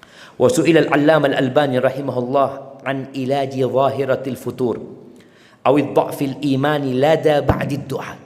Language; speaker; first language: Arabic; non-native, fluent; Indonesian